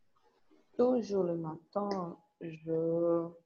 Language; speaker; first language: French; non-native, learner; Portuguese